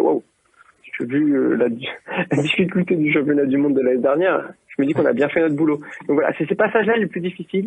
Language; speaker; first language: French; native; French